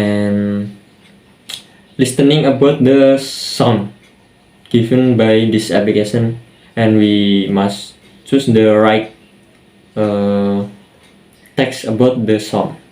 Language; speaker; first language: English; non-native, learner; Indonesian